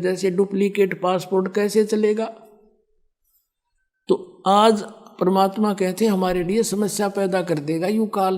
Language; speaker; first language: Hindi; native; Hindi